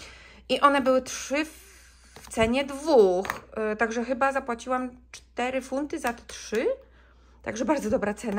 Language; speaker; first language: Polish; native; Polish